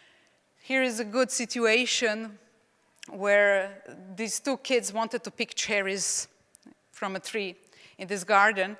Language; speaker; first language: English; non-native, fluent; Czech